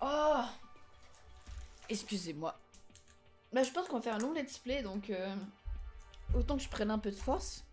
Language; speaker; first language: French; native; French